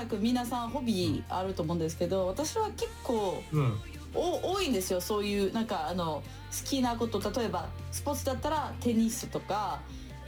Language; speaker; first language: Japanese; non-native, fluent; French